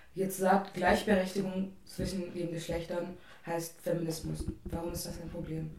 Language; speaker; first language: German; non-native, fluent; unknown